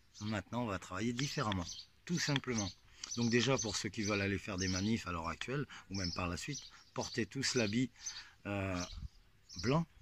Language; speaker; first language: French; native; French